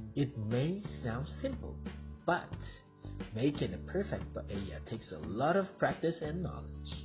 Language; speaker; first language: English; non-native, fluent; Chinese